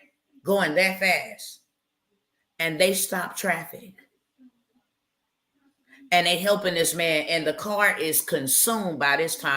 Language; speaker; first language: English; native; English